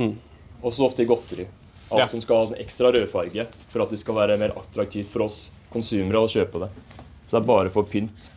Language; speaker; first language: Norwegian; native; Norwegian